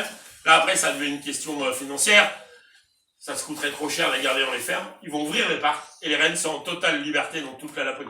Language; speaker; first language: French; native; French